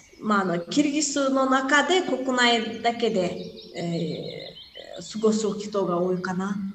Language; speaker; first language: Japanese; non-native, fluent; Kyrgyz